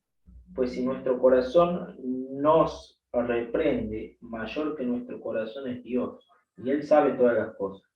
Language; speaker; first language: Spanish; native; Spanish